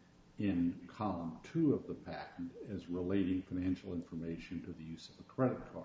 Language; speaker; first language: English; native; English